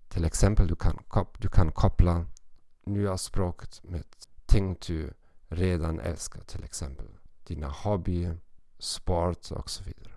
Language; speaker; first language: Swedish; non-native, learner; German